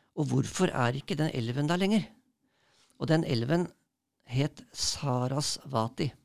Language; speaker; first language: Norwegian; native; Norwegian